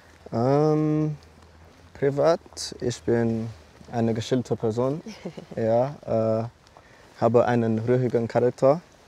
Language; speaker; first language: German; non-native, learner; English